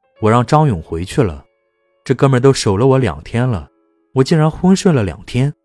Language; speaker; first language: Chinese; native; Chinese